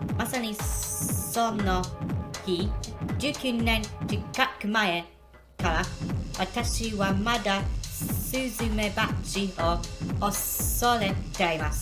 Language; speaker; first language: Japanese; non-native, learner; English